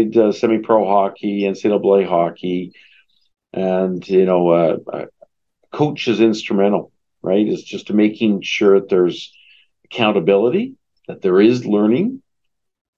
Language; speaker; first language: English; native; English